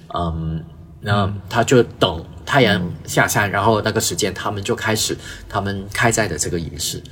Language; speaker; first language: Chinese; early bilingual, heritage; Chinese